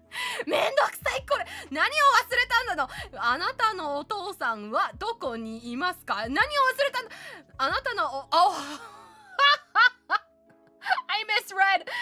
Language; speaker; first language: Japanese; non-native, learner; English